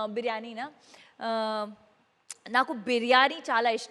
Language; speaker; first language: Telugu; non-native, learner; Punjabi